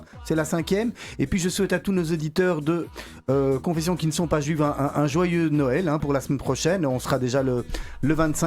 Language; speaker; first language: French; native; French